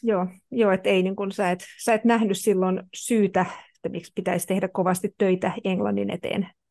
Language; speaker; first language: Finnish; native; Finnish